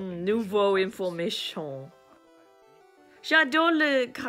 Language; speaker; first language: French; non-native, learner; English